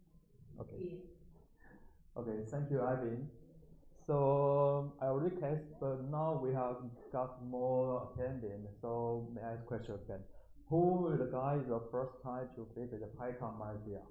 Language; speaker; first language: English; non-native, learner; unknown